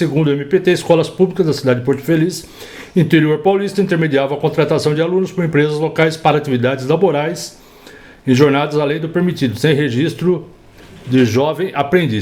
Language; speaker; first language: Portuguese; native; Portuguese